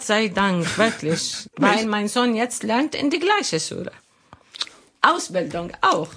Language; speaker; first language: German; non-native, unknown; Arabic